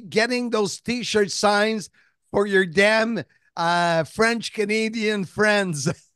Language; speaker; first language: English; non-native, fluent; French